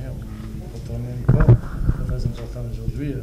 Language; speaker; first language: French; non-native, learner; Arabic